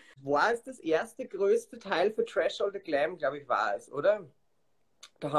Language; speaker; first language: German; native; German